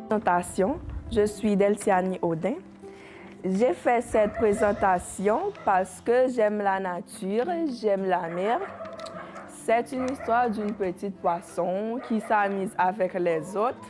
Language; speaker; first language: French; non-native, local second language; Haitian Creole